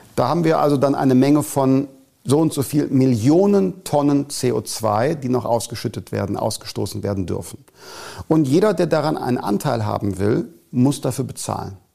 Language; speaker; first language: German; native; German